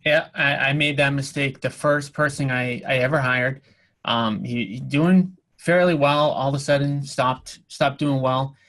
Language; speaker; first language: English; native; English